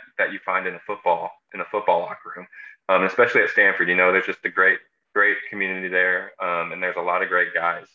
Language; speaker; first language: English; native; English